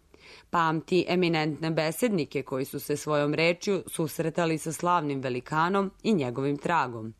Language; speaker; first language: Serbian; native; Serbian